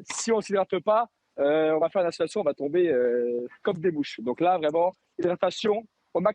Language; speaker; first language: French; native; French